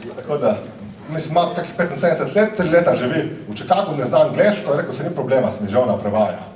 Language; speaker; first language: Slovenian; native; Slovenian